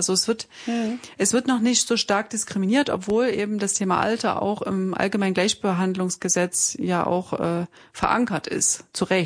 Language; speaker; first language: German; native; German